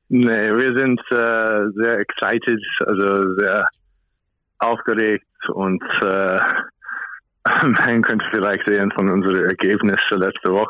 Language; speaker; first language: German; non-native, fluent; English